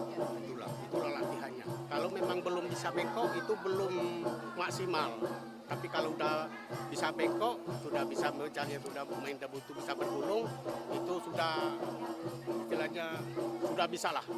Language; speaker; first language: Indonesian; non-native, local second language; Achinese